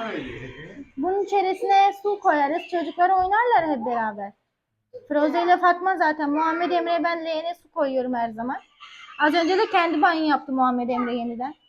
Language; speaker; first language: Turkish; native; Turkish